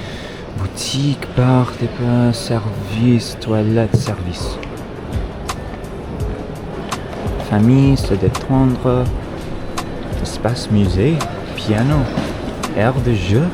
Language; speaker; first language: French; non-native, fluent; English